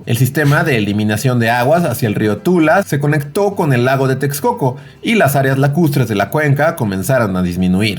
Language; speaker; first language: Spanish; native; Spanish